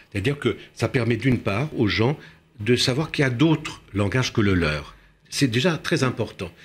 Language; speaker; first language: French; early bilingual, other home language; Romanian